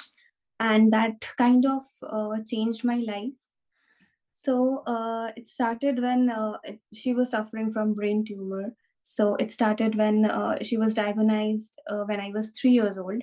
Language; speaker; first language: English; non-native, local second language; Bangla